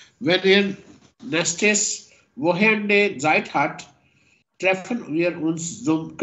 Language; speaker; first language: German; non-native, learner; Urdu